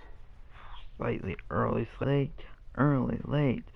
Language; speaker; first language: English; native; English